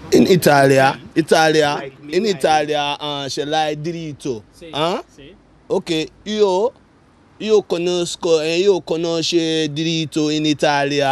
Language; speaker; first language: Italian; non-native, learner; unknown